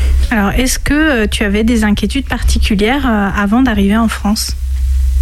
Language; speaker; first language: French; native; French